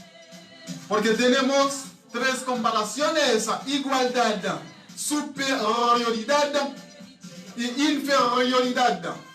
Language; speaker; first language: Spanish; non-native, learner; Haitian Creole